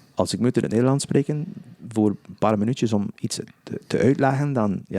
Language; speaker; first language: Dutch; non-native, learner; English